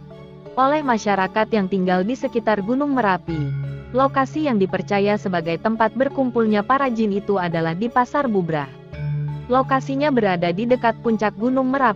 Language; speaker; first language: Indonesian; native; Indonesian